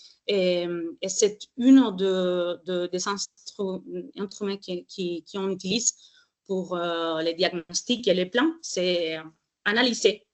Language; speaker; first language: French; non-native, fluent; Spanish